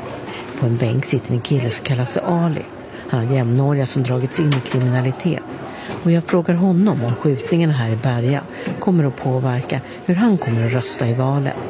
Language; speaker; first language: Swedish; native; Swedish